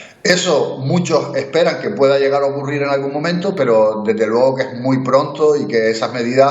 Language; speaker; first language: Spanish; native; Spanish